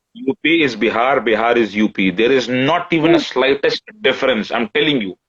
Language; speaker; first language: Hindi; native; Hindi